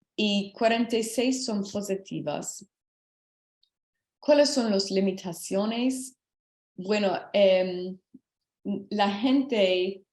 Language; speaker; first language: Spanish; non-native, learner; English